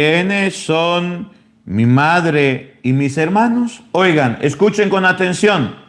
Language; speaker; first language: Spanish; native; Spanish